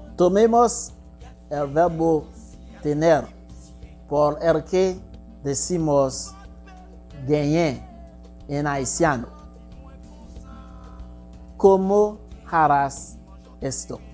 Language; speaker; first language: Spanish; non-native, fluent; Haitian Creole